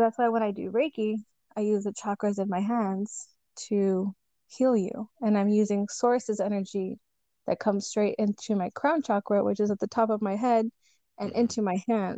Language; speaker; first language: English; native; English